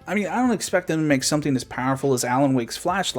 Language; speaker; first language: English; native; English